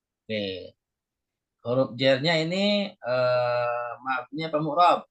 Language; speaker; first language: Indonesian; native; Indonesian